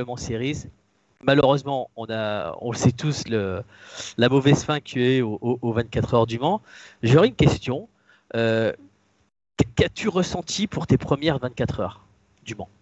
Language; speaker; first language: French; native; French